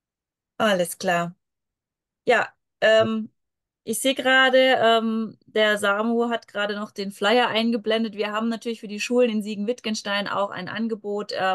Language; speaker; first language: German; native; German